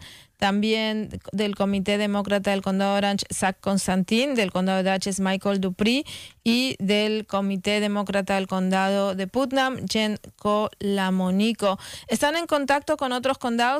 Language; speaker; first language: Spanish; native; Spanish